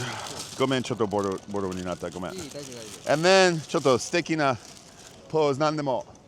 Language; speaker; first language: Japanese; non-native, learner; English